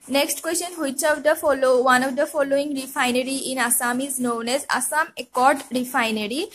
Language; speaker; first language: English; non-native, local second language; Assamese